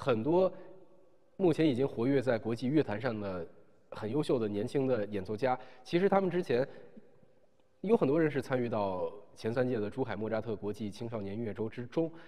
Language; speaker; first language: Chinese; native; Chinese